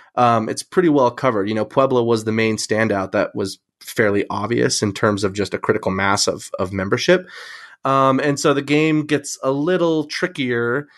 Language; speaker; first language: English; native; English